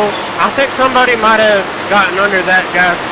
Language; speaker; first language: English; native; English